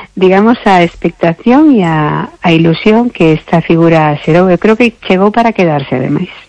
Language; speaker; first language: Galician; non-native, local second language; Spanish